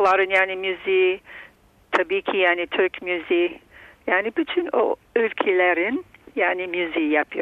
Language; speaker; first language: Turkish; non-native, fluent; Bulgarian